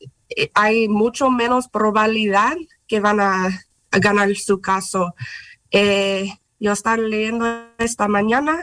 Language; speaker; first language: Spanish; non-native, fluent; English